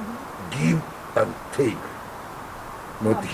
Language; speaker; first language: English; non-native, learner; Japanese